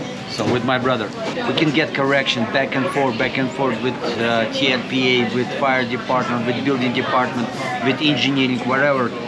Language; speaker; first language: English; non-native, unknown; Russian